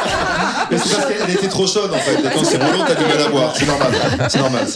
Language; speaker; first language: French; native; French